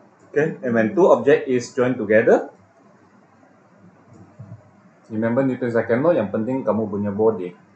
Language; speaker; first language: English; non-native, local second language; Malay